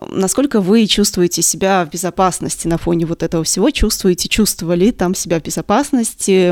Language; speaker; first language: Russian; native; Russian